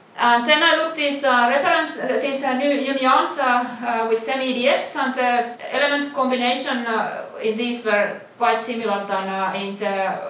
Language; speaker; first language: English; non-native, fluent; Finnish